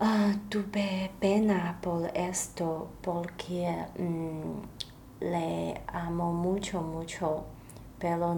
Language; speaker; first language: Spanish; non-native, learner; Chinese